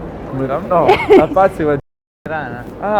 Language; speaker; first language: French; non-native, learner; Italian